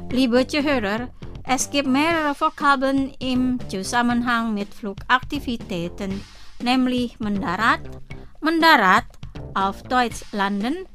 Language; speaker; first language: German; non-native, fluent; Indonesian